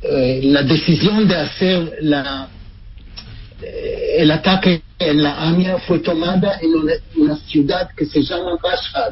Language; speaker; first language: Spanish; non-native, fluent; Hebrew